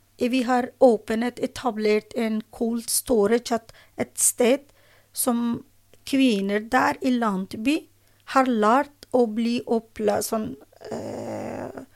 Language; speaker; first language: Norwegian; non-native, learner; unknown